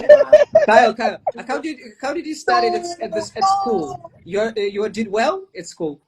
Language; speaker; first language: English; non-native, fluent; Ukrainian